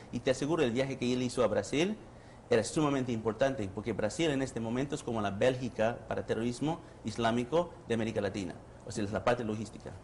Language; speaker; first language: Spanish; early bilingual, heritage; Spanish